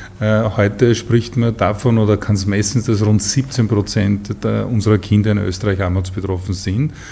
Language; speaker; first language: German; native; German